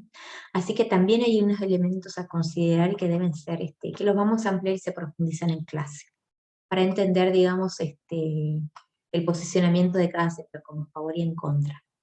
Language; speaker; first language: Spanish; native; Spanish